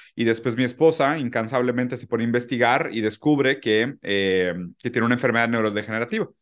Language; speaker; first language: Spanish; early bilingual, other home language; Portuguese